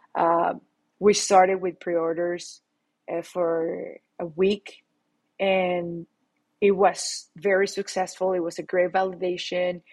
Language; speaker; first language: English; non-native, fluent; Spanish